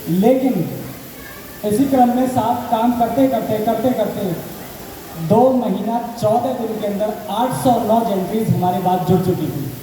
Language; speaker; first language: Hindi; native; Hindi